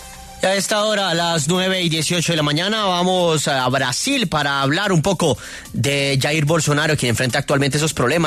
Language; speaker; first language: Spanish; native; Spanish